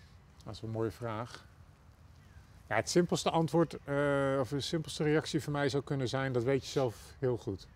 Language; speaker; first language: Dutch; native; Dutch